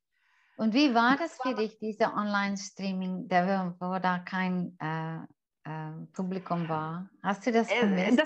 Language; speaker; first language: German; non-native, fluent; English